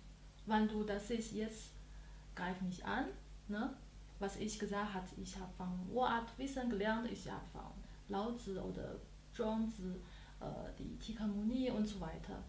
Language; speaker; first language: German; non-native, learner; Chinese